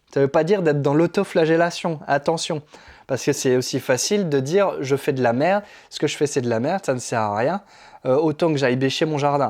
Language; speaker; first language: French; native; French